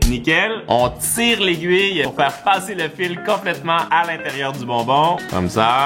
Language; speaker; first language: French; native; French